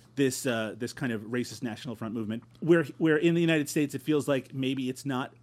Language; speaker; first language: English; native; English